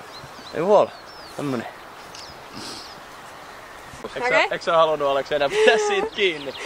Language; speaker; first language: Finnish; native; Finnish